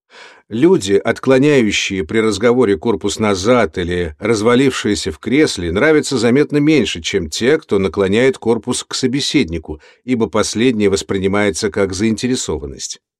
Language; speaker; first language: Russian; native; Russian